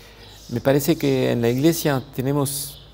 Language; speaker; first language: Spanish; non-native, fluent; French